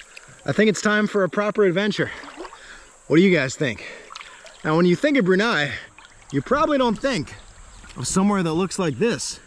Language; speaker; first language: English; native; English